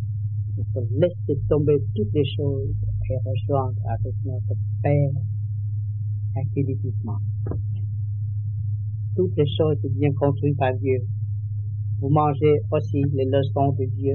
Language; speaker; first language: French; non-native, learner; Vietnamese